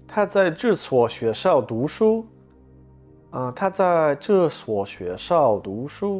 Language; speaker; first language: Chinese; non-native, learner; English